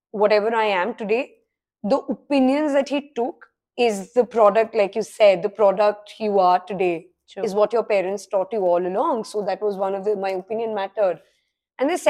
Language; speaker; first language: English; non-native, local second language; Hindi